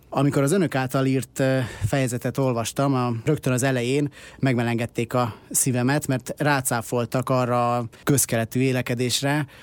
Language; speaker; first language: Hungarian; native; Hungarian